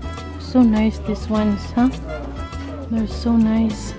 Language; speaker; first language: English; non-native, local second language; Filipino